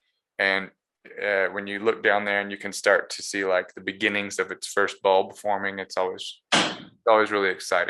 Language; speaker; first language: English; native; English